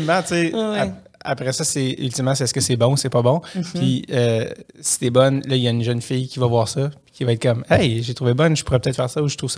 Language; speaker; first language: French; native; French